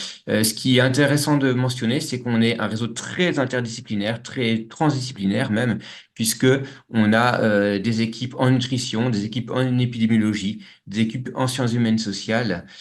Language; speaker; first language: French; native; French